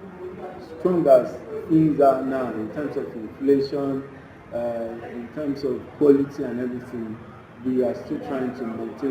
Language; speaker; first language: English; non-native, local second language; Yoruba